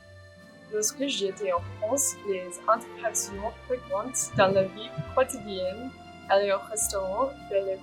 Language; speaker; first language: French; non-native, fluent; English